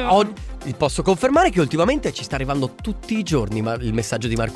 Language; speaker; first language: Italian; native; Italian